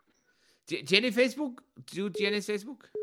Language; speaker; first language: Spanish; non-native, learner; English